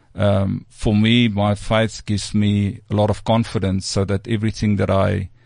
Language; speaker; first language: English; non-native, local second language; Afrikaans